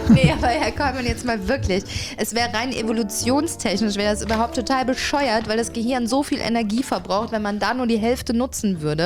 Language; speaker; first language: German; native; German